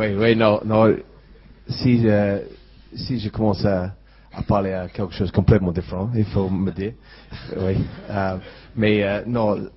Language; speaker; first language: French; non-native, fluent; English